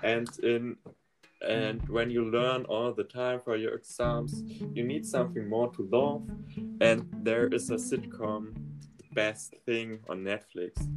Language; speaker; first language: English; non-native, learner; German